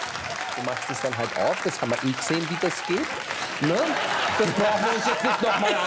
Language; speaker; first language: German; native; German